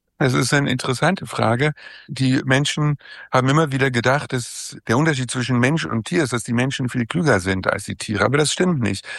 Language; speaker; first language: German; native; German